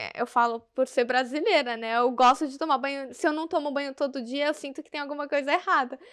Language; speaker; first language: Portuguese; native; Portuguese